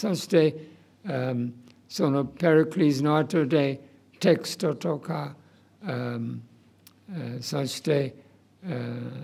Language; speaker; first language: Japanese; non-native, fluent; English